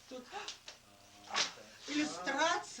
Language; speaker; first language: Russian; native; Russian